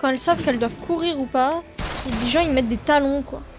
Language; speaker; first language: French; native; French